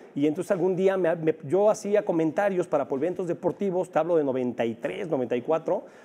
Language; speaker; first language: Spanish; native; Spanish